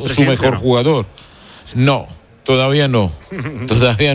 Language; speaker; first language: Spanish; non-native, learner; Georgian